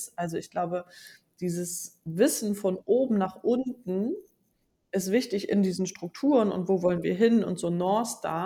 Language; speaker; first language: German; native; German